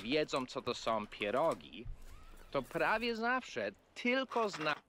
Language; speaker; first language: Polish; non-native, fluent; English